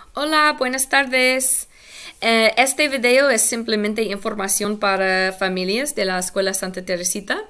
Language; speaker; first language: Spanish; non-native, learner; English